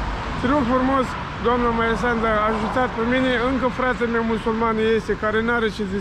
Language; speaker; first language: Romanian; non-native, learner; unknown